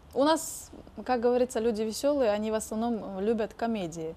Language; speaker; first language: Russian; non-native, local second language; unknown